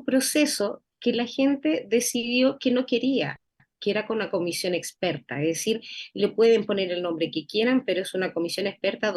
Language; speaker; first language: Spanish; native; Spanish